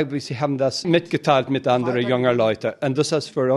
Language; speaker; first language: German; non-native, fluent; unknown